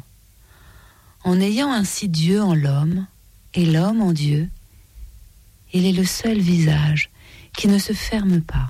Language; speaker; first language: French; native; French